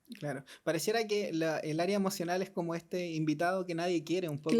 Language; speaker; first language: Spanish; native; Spanish